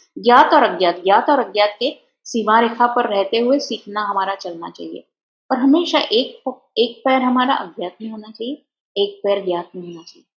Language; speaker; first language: Hindi; non-native, local second language; Marathi